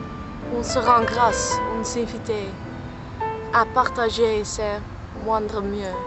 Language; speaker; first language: French; non-native, learner; Dutch